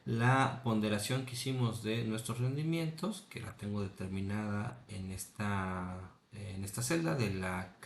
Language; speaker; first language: Spanish; native; Spanish